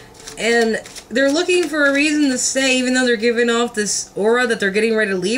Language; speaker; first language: English; native; English